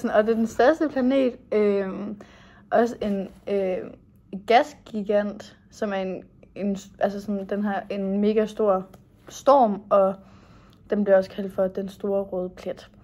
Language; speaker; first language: Danish; native; Danish